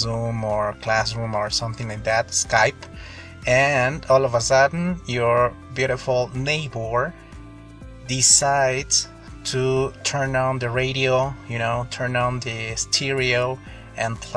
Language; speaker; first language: English; non-native, fluent; Spanish